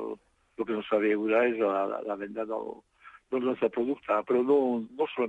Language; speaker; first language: Catalan; non-native, fluent; French